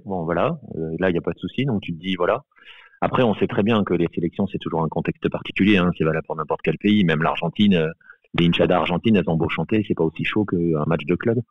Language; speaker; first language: French; native; French